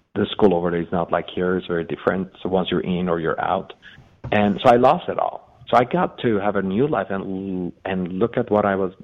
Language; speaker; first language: English; non-native, fluent; Persian